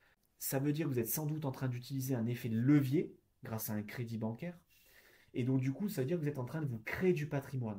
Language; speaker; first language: French; native; French